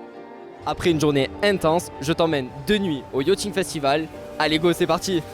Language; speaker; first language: French; native; French